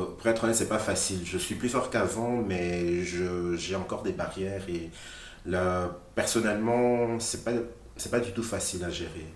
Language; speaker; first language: French; early bilingual, other home language; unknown